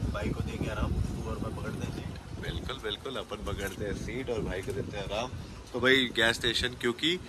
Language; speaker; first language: Hindi; native; Hindi